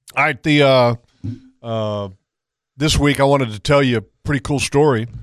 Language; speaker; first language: English; native; English